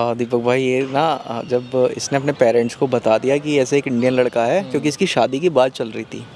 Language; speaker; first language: Hindi; native; Hindi